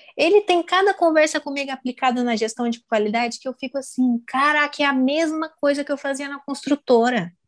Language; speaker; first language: Portuguese; native; Portuguese